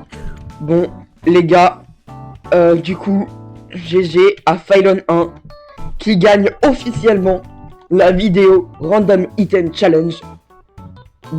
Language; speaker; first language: French; native; French